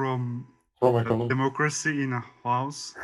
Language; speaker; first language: English; non-native, learner; Turkish